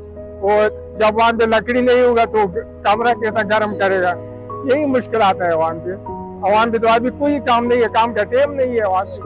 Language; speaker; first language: Hindi; non-native, local second language; Pashto